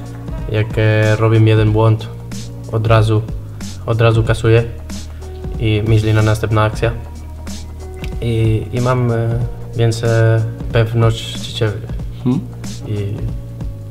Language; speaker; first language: Polish; non-native, learner; Spanish